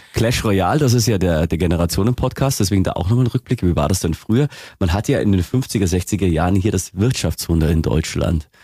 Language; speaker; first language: German; native; German